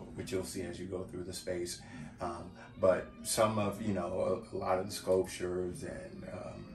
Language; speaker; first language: English; native; English